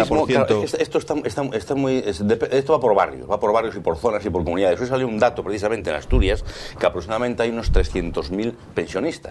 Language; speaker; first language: Spanish; native; Spanish